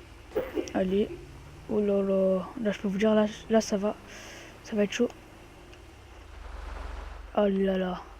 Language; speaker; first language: French; native; French